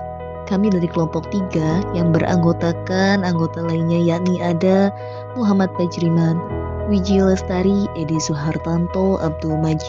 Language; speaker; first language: Indonesian; native; Indonesian